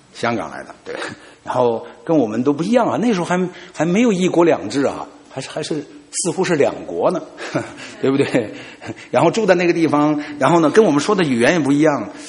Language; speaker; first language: Chinese; native; Chinese